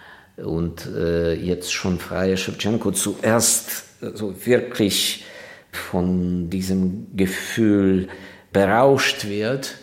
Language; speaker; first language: German; non-native, fluent; Ukrainian